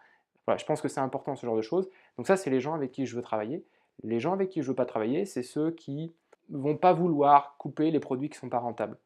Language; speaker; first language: French; native; French